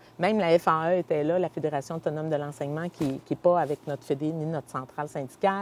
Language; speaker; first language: French; native; French